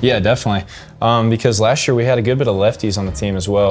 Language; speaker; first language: English; native; English